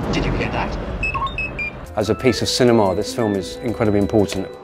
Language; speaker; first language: English; native; English